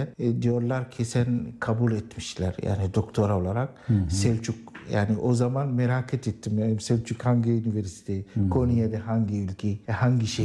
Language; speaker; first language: Turkish; non-native, learner; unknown